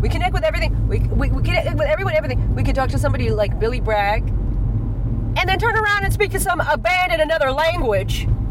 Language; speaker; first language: English; native; English